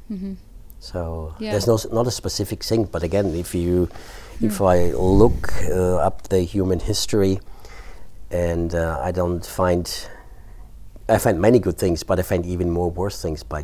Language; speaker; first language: English; non-native, fluent; German